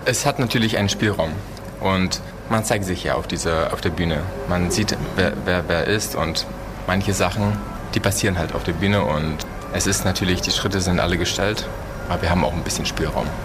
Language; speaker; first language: German; early bilingual, other home language; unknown